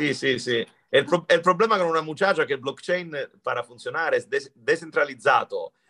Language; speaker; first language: Spanish; non-native, learner; Italian